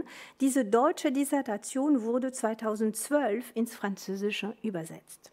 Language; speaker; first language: German; non-native, fluent; French